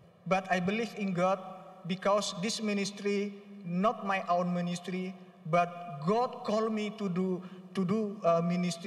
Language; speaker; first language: English; non-native, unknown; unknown